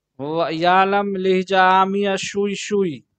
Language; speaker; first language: Arabic; non-native, learner; Urdu